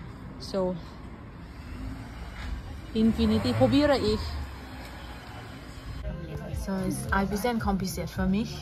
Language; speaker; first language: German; non-native, learner; Thai